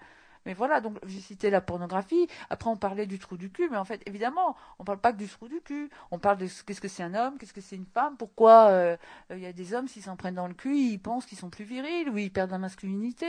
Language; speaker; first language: French; native; French